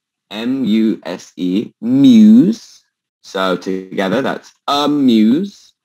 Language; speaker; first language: English; native; English